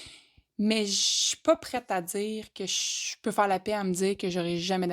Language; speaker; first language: French; native; French